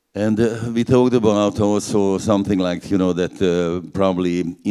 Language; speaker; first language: English; non-native, fluent; Hungarian